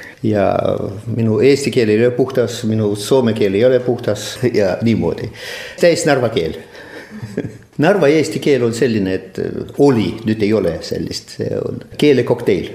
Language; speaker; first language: Estonian; non-native, local second language; Russian